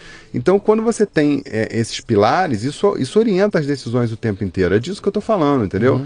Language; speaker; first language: Portuguese; native; Portuguese